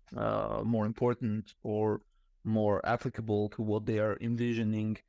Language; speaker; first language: English; non-native, fluent; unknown